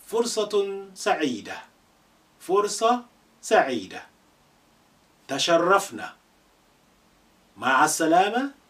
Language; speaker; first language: Arabic; non-native, fluent; English